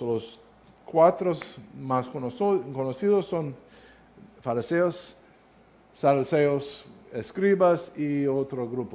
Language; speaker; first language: Spanish; non-native, learner; English